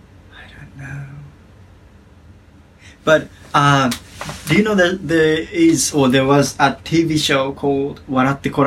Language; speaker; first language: English; non-native, fluent; Japanese